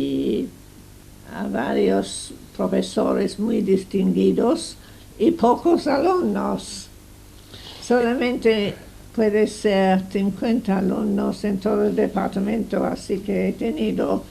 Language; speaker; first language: Spanish; non-native, fluent; English